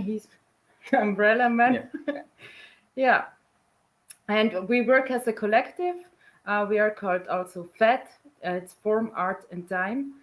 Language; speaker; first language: English; non-native, fluent; German